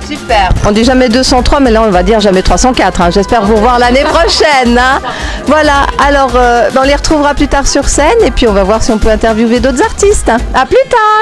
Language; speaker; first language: French; native; French